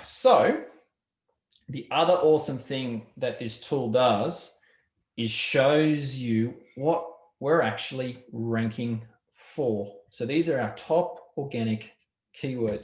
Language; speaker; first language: English; native; English